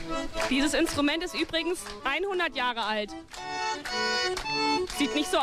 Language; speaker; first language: German; native; German